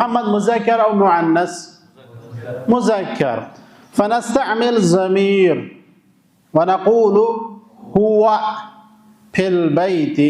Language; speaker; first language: Arabic; non-native, fluent; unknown